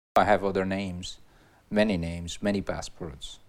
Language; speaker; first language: English; non-native, fluent; Spanish